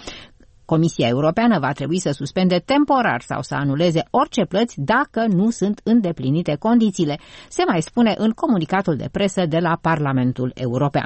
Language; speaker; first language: Romanian; native; Romanian